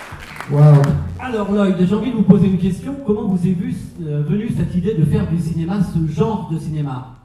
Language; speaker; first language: French; native; French